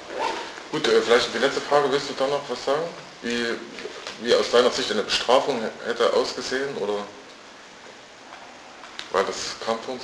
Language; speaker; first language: German; native; German